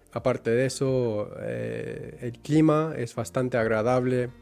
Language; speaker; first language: Spanish; non-native, fluent; English